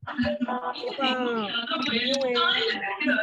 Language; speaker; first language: French; non-native, fluent; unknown